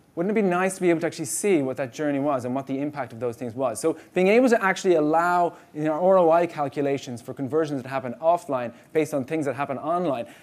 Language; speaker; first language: English; native; English